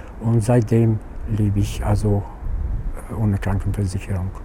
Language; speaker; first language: German; non-native, learner; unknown